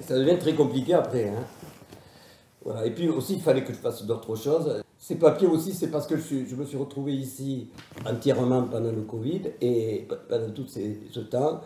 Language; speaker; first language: French; native; French